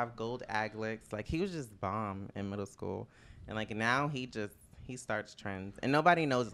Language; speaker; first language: English; native; English